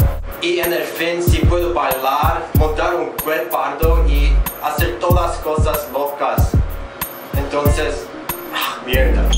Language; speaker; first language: Spanish; non-native, learner; English